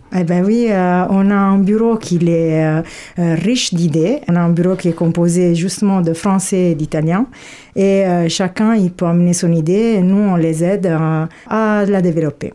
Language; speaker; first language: French; non-native, fluent; Italian